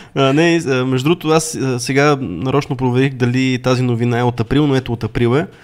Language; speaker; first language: Bulgarian; native; Bulgarian